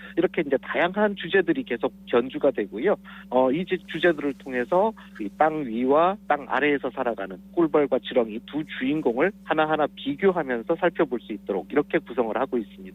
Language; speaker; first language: Korean; native; Korean